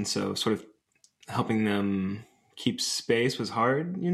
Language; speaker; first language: English; native; English